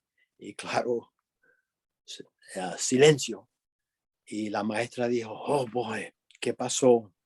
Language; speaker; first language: Spanish; early bilingual, other home language; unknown